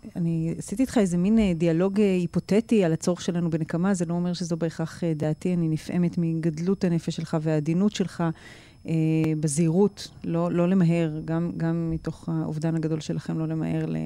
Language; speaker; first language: Hebrew; native; Hebrew